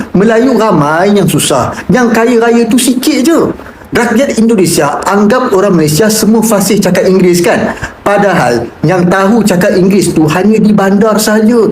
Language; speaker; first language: Malay; native; Malay